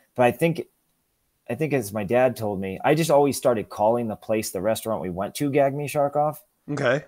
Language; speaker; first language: English; native; English